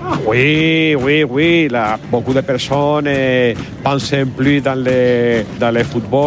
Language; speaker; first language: French; non-native, learner; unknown